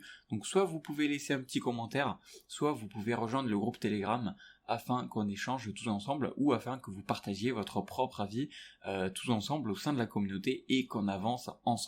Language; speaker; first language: French; native; French